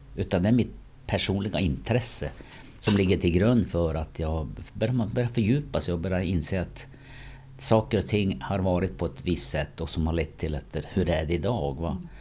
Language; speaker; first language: Swedish; native; Swedish